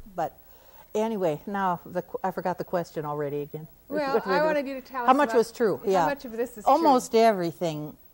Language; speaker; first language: English; native; English